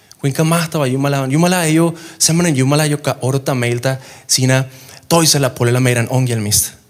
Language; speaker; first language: Finnish; non-native, fluent; Spanish